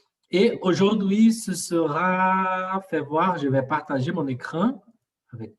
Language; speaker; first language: French; non-native, fluent; Portuguese